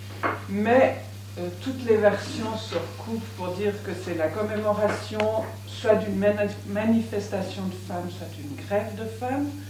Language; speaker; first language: French; native; French